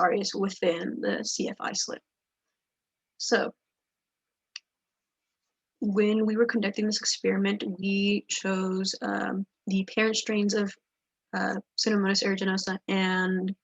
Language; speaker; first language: English; native; English